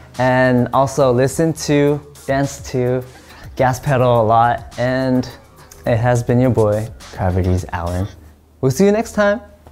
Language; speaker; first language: English; early bilingual, other home language; Korean